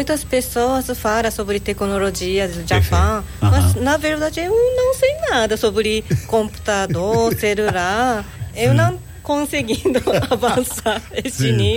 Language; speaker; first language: Portuguese; non-native, learner; Japanese